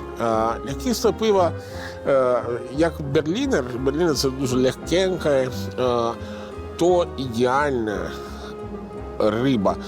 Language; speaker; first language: Ukrainian; non-native, fluent; Italian